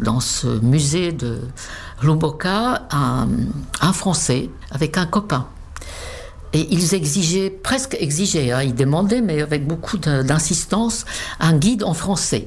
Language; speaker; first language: French; non-native, fluent; Czech